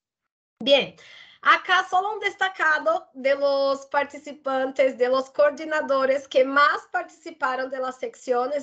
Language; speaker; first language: Spanish; non-native, fluent; Portuguese